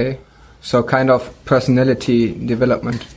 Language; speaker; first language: English; non-native, fluent; German